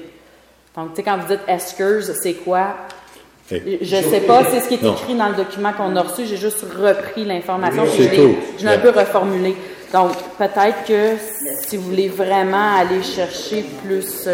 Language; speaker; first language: French; native; French